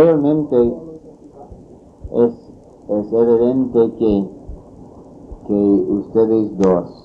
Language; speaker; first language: Spanish; non-native, fluent; English